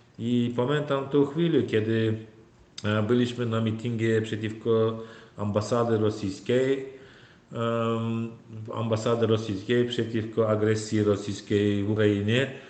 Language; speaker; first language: Polish; non-native, learner; Turkmen